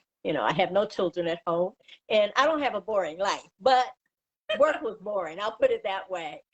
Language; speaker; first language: English; native; English